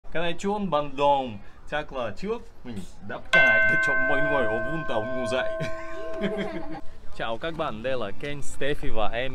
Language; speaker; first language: Vietnamese; non-native, fluent; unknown